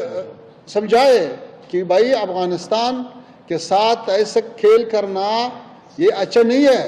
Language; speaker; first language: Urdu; non-native, fluent; Pashto